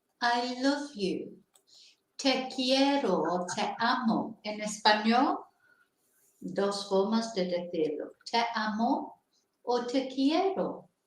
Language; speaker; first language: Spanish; non-native, fluent; English